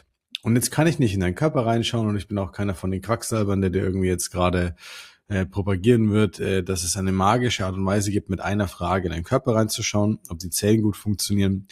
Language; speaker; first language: German; native; German